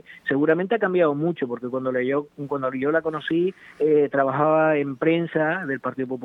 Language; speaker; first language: Spanish; native; Spanish